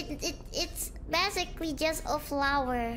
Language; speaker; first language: English; non-native, learner; Indonesian